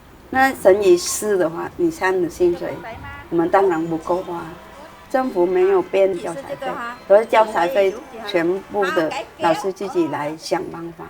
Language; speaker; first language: Chinese; non-native, fluent; Vietnamese